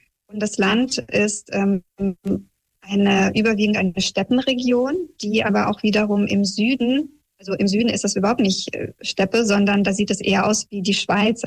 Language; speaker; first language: German; early bilingual, other home language; Russian